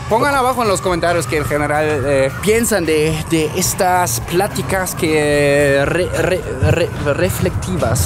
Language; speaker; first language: Spanish; non-native, fluent; German